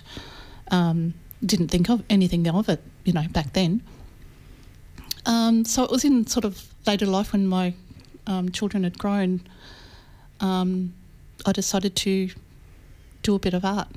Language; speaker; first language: English; native; English